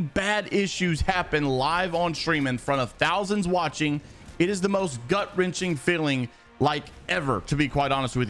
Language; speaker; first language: English; native; English